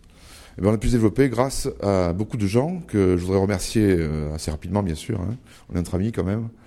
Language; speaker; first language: French; native; French